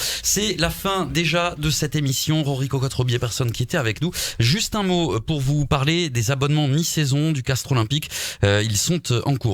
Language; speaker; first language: French; native; French